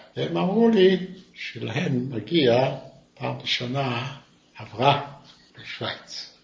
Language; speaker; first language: Hebrew; non-native, fluent; Yiddish